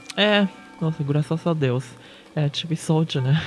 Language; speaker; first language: Portuguese; early bilingual, heritage; Japanese